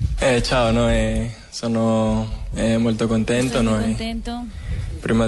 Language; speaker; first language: Italian; non-native, fluent; Spanish